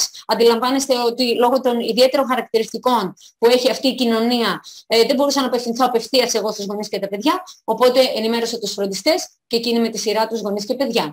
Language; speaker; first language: Greek; native; Greek